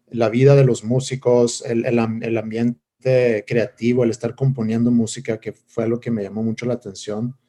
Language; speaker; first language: Spanish; non-native, fluent; Swedish